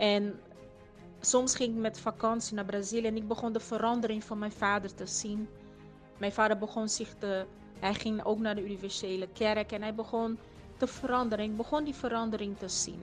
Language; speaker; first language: Dutch; non-native, fluent; Portuguese